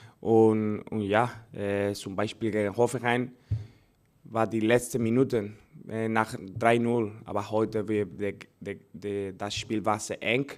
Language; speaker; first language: German; non-native, learner; Spanish